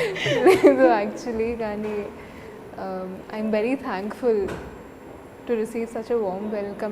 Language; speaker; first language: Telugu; non-native, learner; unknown